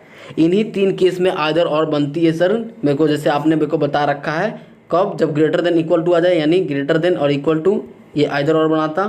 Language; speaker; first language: Hindi; native; Hindi